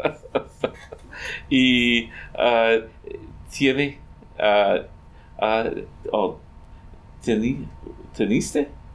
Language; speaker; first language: Spanish; non-native, learner; English